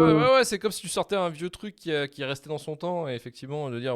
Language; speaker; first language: French; native; French